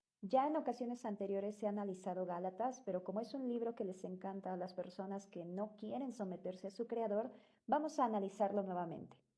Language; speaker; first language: Spanish; native; Spanish